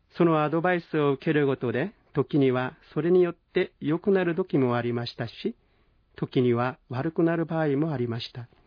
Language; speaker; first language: Japanese; non-native, fluent; Korean